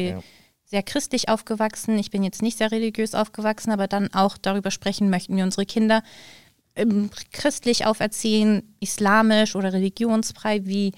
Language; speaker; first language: German; early bilingual, other home language; Persian